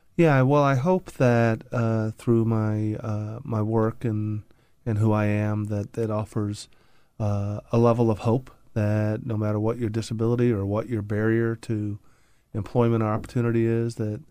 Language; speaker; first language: English; native; English